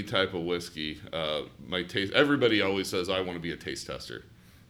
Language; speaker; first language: English; native; English